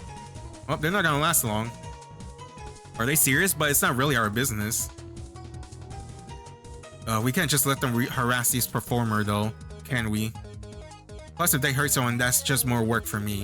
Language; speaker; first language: English; native; English